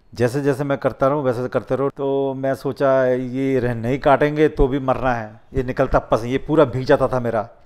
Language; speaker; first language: Hindi; native; Hindi